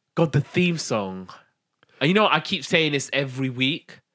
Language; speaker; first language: English; non-native, local second language; Somali